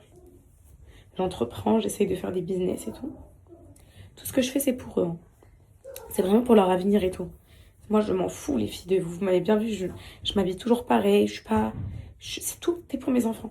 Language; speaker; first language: French; native; French